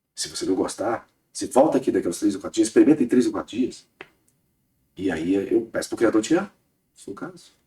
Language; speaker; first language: Portuguese; native; Portuguese